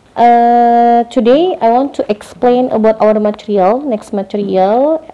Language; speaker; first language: English; non-native, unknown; Indonesian